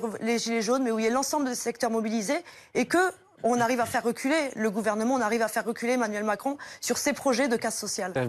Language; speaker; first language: French; native; French